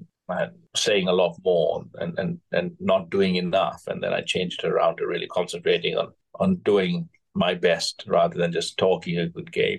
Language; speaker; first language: English; non-native, local second language; Sinhala